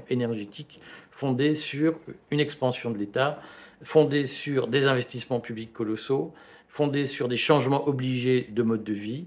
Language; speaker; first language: French; native; French